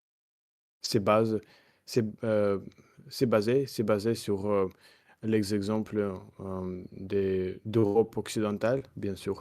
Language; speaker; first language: French; non-native, learner; Russian